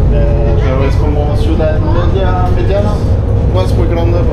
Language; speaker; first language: Spanish; non-native, fluent; French